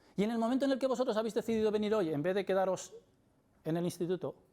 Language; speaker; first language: Spanish; native; Spanish